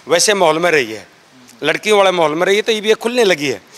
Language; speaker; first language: Hindi; native; Hindi